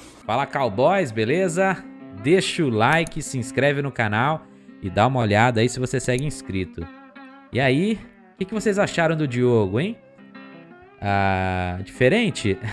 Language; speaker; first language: Portuguese; native; Portuguese